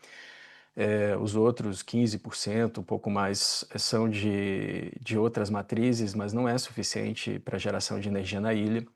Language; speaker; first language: Portuguese; native; Portuguese